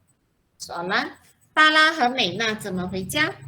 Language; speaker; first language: Chinese; non-native, fluent; Malay